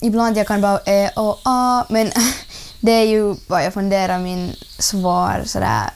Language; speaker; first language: Swedish; non-native, learner; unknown